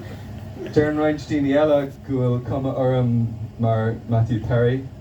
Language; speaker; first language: Irish; non-native, local second language; English